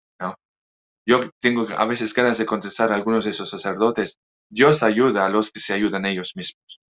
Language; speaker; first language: Spanish; non-native, fluent; French